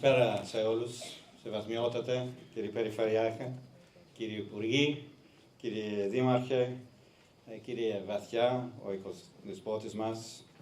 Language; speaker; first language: Greek; non-native, learner; English